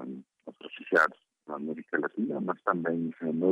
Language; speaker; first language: Portuguese; non-native, fluent; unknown